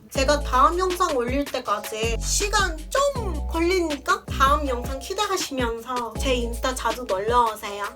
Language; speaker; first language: Korean; non-native, fluent; English